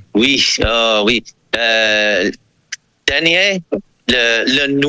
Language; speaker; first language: French; non-native, learner; English